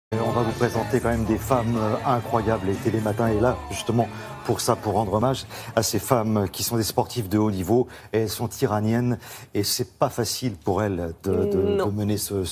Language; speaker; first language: French; native; French